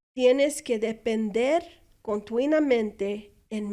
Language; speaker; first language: Spanish; non-native, fluent; English